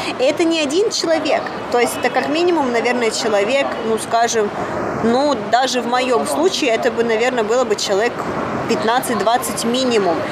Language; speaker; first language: Russian; native; Russian